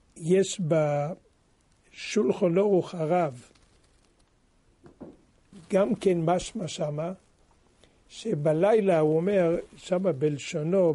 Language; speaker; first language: Hebrew; non-native, fluent; French